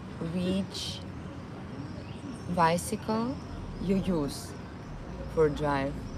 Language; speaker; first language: English; non-native, learner; Russian